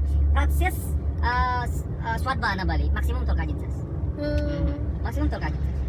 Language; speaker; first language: Russian; non-native, learner; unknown